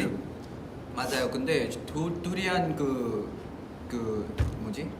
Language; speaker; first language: Korean; non-native, fluent; Vietnamese